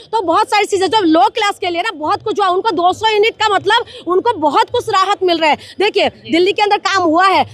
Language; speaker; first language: Hindi; non-native, local second language; Manipuri